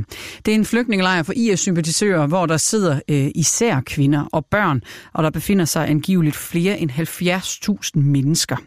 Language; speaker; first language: Danish; native; Danish